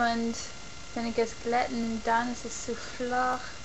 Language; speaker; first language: German; non-native, learner; English